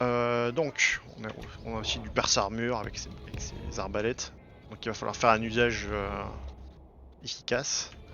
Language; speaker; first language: French; native; French